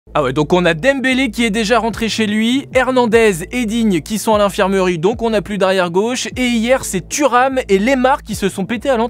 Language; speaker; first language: French; native; French